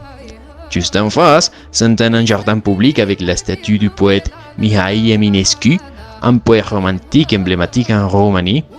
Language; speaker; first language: French; non-native, learner; Spanish